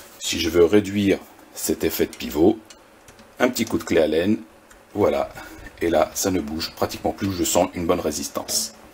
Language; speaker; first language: French; native; French